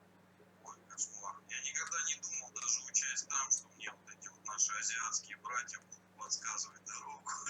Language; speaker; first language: Russian; native; Russian